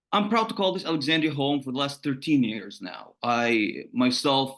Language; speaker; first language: English; non-native, fluent; Arabic